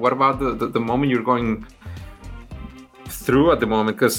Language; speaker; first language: English; non-native, fluent; Spanish